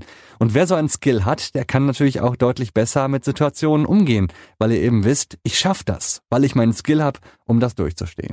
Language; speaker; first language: German; native; German